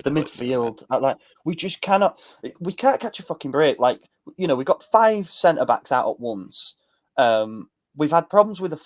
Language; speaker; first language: English; native; English